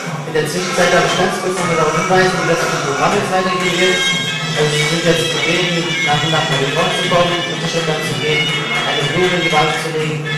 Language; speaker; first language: German; native; German